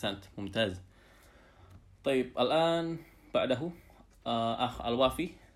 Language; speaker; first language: Arabic; non-native, fluent; Indonesian